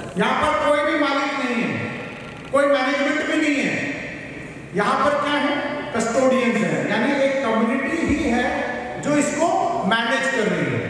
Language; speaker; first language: Hindi; non-native, local second language; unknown